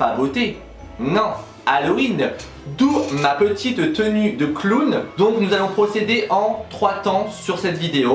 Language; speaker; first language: French; native; French